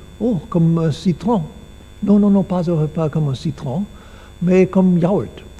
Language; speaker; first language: French; non-native, learner; English